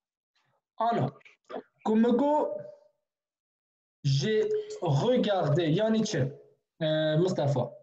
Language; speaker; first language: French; non-native, fluent; Kurdish